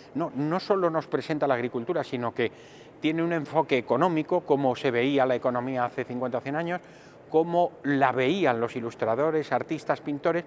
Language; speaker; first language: Spanish; native; Spanish